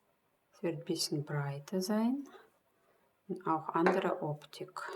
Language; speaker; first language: German; non-native, fluent; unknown